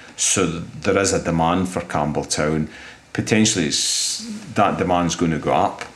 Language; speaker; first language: English; native; English